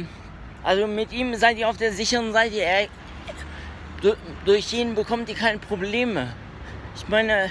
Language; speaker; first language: German; early bilingual, other home language; Turkish